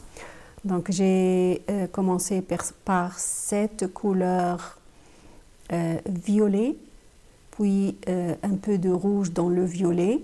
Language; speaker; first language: French; non-native, fluent; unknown